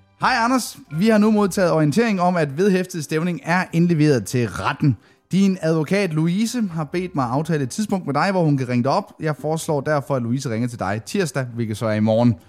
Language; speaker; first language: Danish; native; Danish